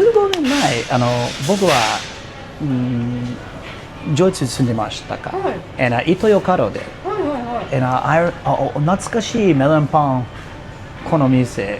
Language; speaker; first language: Japanese; non-native, learner; English